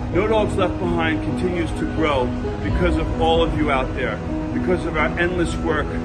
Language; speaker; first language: English; native; English